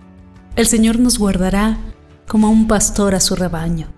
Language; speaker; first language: Spanish; native; Spanish